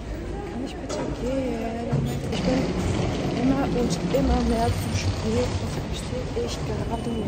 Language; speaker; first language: German; non-native, fluent; Turkish